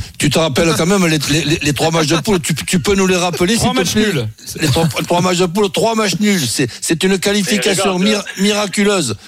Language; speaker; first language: French; native; French